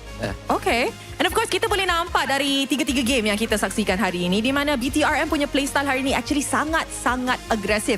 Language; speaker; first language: Malay; native; Malay